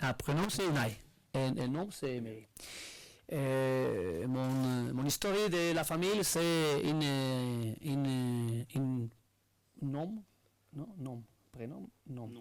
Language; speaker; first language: French; non-native, learner; Spanish